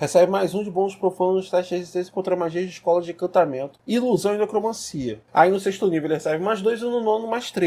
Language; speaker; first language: Portuguese; native; Portuguese